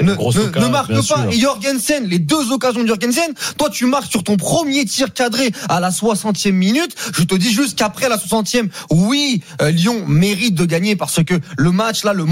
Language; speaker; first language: French; native; French